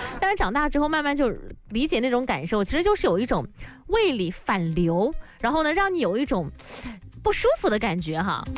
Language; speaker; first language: Chinese; non-native, local second language; Hakka Chinese